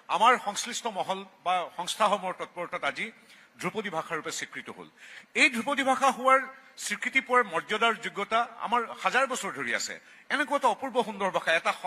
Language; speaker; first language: Assamese; native; Assamese